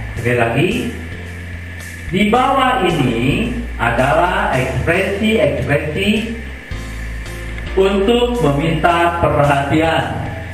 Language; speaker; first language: Indonesian; non-native, local second language; Sundanese